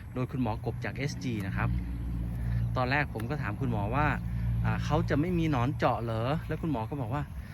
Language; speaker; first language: Thai; native; Thai